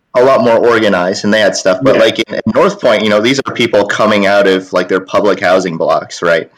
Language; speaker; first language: English; early bilingual, other home language; Chinese